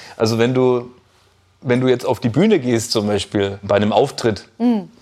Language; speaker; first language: German; native; German